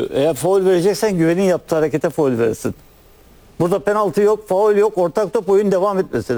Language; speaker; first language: Turkish; native; Turkish